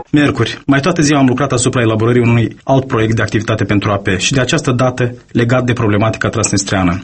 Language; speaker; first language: Romanian; native; Romanian